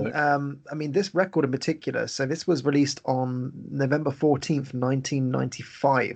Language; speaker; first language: English; native; English